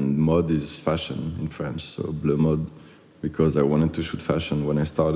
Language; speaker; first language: English; non-native, fluent; French